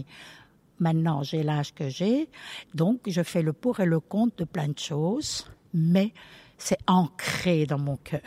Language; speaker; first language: French; early bilingual, other home language; Italian